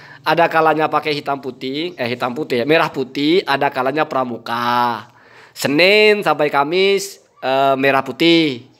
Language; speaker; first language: Indonesian; non-native, local second language; Madurese